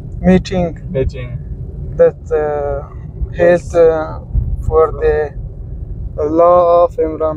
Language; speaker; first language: English; non-native, learner; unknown